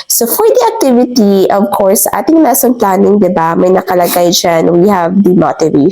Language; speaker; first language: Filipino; native; Filipino